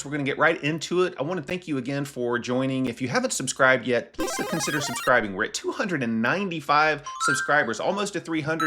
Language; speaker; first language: English; native; English